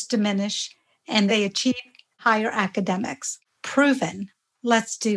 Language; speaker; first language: English; early bilingual, other home language; Hindi